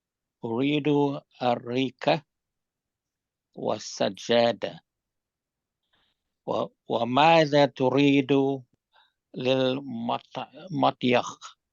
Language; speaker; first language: Arabic; non-native, learner; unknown